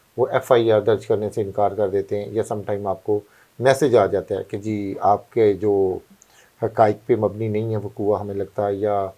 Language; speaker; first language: Urdu; non-native, local second language; Punjabi